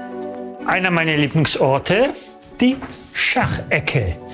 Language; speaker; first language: German; early bilingual, other home language; Polish